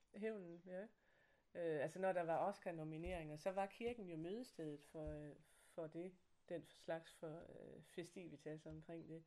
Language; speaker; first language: Danish; native; Danish